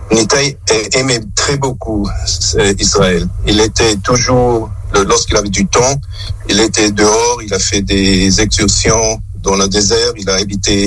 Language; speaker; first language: French; non-native, local second language; German